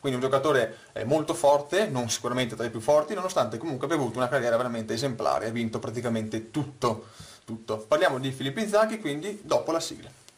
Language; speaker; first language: Italian; native; Italian